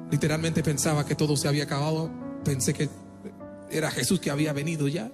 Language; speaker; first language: Spanish; non-native, fluent; Haitian Creole